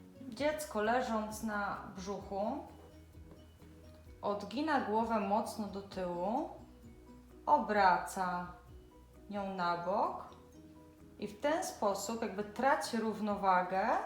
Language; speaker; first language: Polish; native; Polish